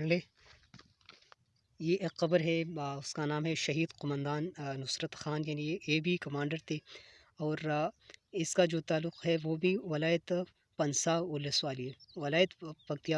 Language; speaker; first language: Urdu; non-native, local second language; Pashto